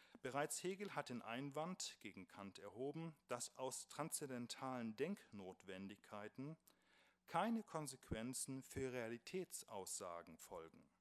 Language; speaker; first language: German; native; German